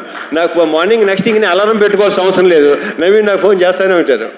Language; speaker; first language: Telugu; native; Telugu